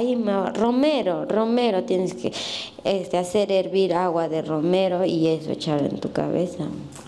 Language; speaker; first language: Spanish; native; Spanish